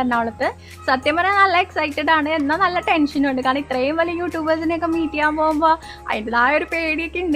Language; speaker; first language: Malayalam; native; Malayalam